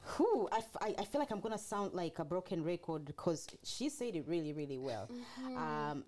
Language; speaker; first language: English; non-native, local second language; Swahili